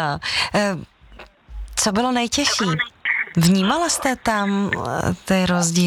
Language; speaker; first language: Czech; native; Czech